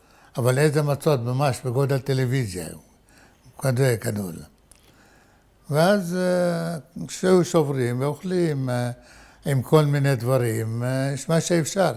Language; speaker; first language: Hebrew; non-native, fluent; Arabic